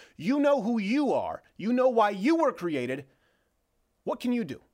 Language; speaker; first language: English; native; English